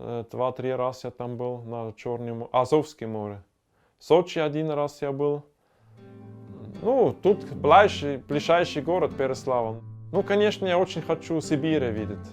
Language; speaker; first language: Russian; non-native, learner; German